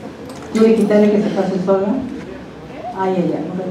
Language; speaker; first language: Spanish; native; Spanish